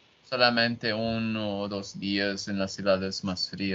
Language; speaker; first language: Spanish; non-native, learner; Portuguese